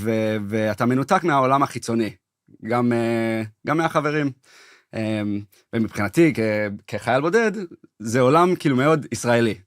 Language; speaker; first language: Hebrew; early bilingual, heritage; English